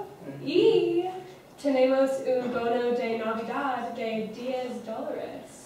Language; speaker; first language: Spanish; non-native, learner; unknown